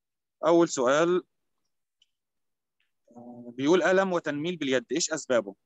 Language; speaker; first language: Arabic; native; Arabic